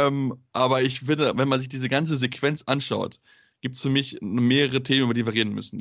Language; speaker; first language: German; native; German